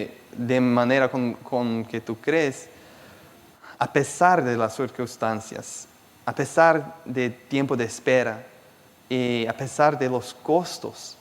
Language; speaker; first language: Spanish; non-native, fluent; Portuguese